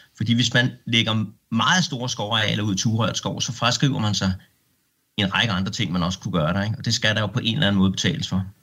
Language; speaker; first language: Danish; native; Danish